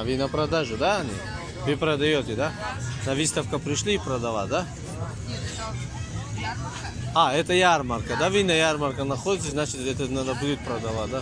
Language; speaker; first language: Russian; non-native, local second language; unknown